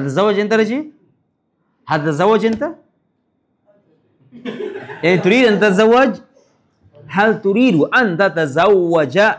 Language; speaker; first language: Arabic; non-native, fluent; Indonesian